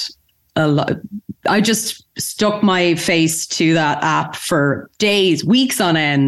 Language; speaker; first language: English; native; English